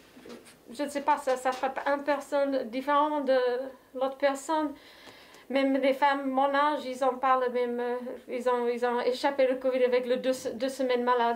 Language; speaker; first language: French; non-native, fluent; English